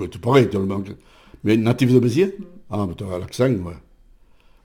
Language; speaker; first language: French; native; French